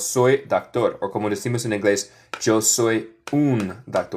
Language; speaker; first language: Spanish; non-native, fluent; English